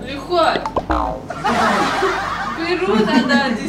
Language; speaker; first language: Indonesian; non-native, learner; Russian